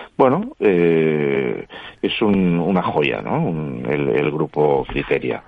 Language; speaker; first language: Spanish; non-native, local second language; Catalan